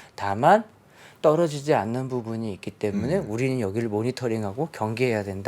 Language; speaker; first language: Korean; native; Korean